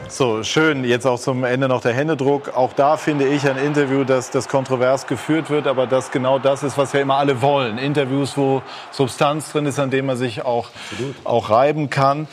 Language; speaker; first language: German; native; German